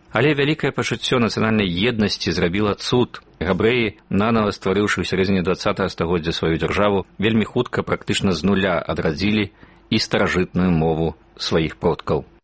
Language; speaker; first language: Belarusian; native; Belarusian